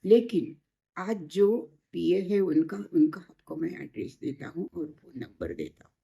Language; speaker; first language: Hindi; non-native, local second language; Marathi